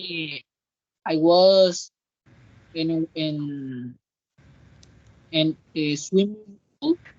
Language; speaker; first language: English; non-native, learner; Spanish